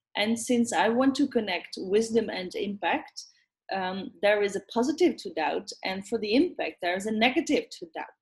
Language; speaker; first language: English; non-native, fluent; Dutch